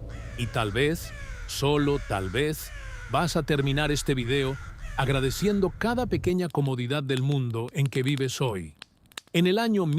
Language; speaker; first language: Spanish; native; Spanish